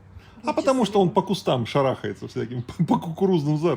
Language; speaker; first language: Russian; native; Russian